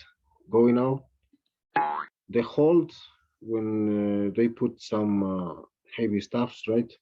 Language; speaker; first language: English; non-native, fluent; Spanish